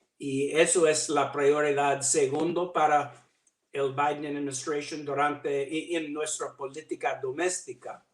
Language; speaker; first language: Spanish; non-native, learner; English